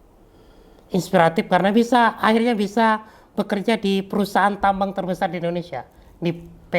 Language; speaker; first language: Malay; native; Malay